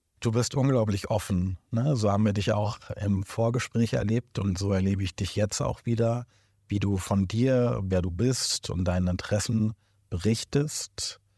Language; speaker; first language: German; native; German